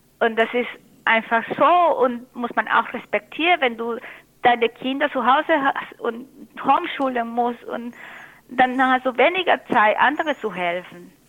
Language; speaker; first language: German; non-native, fluent; Spanish